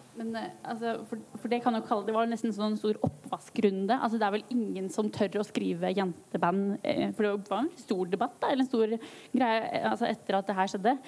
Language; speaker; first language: Norwegian; native; Norwegian